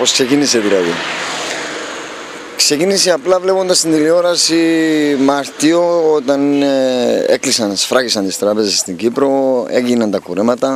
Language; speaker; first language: Greek; native; Greek